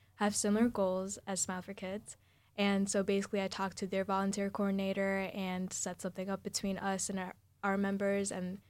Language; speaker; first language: English; early bilingual, other home language; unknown